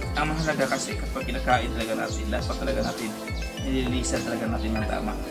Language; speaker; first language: Filipino; non-native, local second language; Cebuano